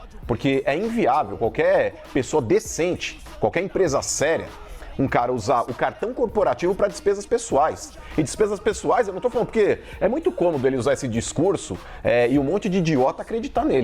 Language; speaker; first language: Portuguese; native; Portuguese